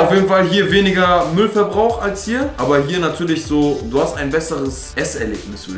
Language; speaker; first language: German; native; German